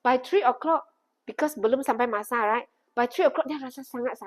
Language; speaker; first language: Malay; non-native, local second language; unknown